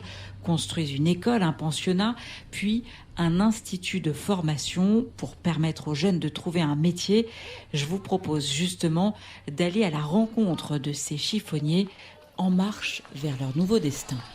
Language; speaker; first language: French; native; French